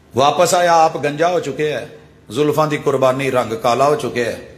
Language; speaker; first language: Urdu; non-native, local second language; Punjabi